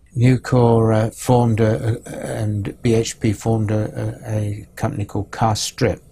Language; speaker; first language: English; native; English